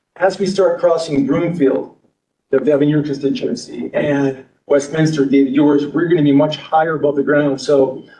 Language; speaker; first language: English; native; English